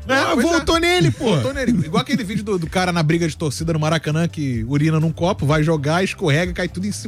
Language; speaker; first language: Portuguese; native; Portuguese